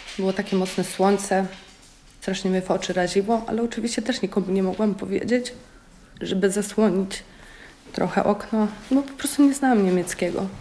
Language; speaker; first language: Polish; native; Polish